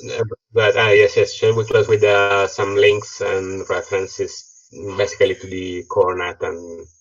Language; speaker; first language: English; non-native, fluent; Italian